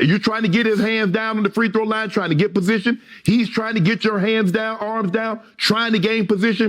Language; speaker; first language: English; native; English